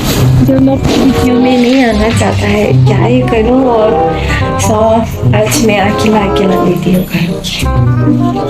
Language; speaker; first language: Hindi; non-native, local second language; Kok Borok